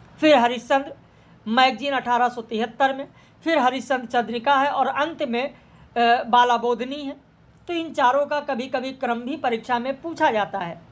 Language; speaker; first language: Hindi; native; Hindi